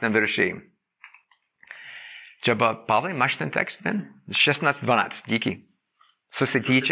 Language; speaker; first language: Czech; non-native, fluent; English